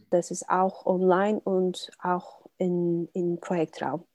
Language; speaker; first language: German; non-native, learner; Turkish